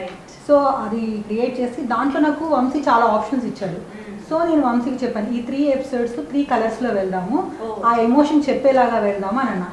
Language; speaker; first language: Telugu; native; Telugu